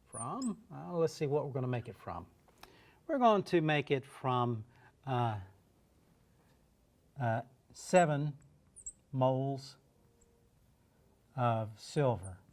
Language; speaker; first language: English; native; English